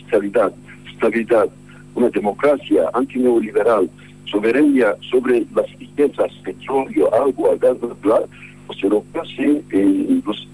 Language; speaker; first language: Spanish; non-native, fluent; Kurdish